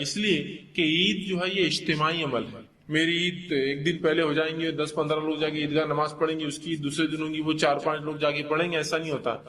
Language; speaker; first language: Urdu; native; Urdu